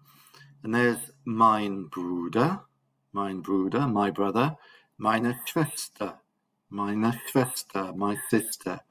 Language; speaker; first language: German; non-native, fluent; English